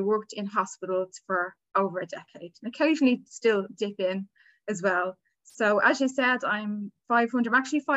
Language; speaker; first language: English; native; English